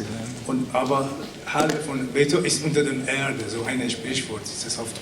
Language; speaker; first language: German; non-native, learner; Persian